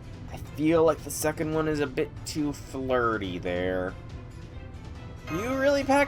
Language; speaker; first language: English; native; English